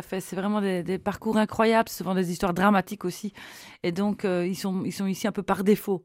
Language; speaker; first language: French; native; French